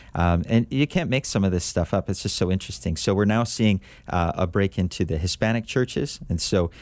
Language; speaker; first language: English; native; English